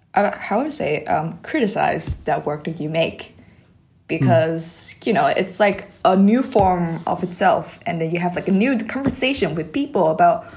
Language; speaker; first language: English; non-native, fluent; Vietnamese